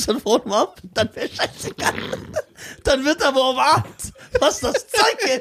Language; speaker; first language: German; early bilingual, other home language; Persian